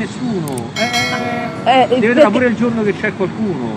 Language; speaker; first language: Italian; native; Italian